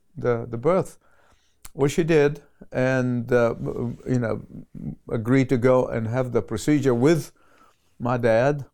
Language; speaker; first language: English; non-native, fluent; Arabic